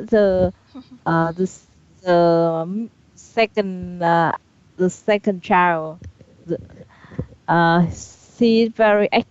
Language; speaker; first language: English; non-native, learner; Vietnamese